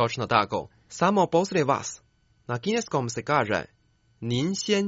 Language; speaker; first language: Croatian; non-native, fluent; Chinese